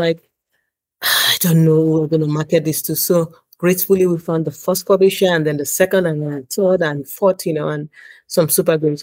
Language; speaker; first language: English; non-native, local second language; Yoruba